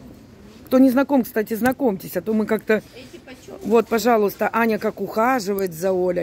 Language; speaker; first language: Russian; native; Russian